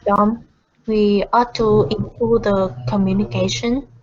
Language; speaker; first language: English; non-native, learner; Vietnamese